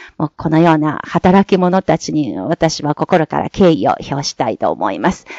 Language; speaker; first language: Japanese; non-native, fluent; Chinese